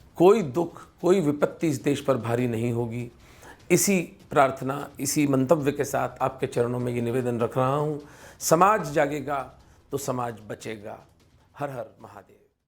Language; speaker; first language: Hindi; native; Hindi